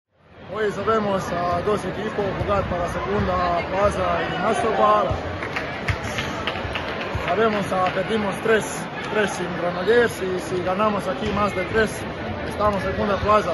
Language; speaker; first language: Spanish; non-native, learner; Croatian